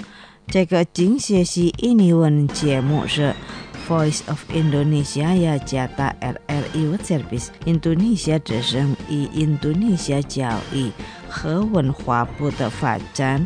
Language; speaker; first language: Chinese; non-native, local second language; Indonesian